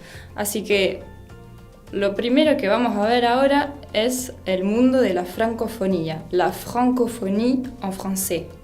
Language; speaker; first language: Spanish; non-native, fluent; French